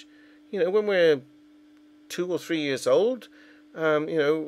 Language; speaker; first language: English; native; English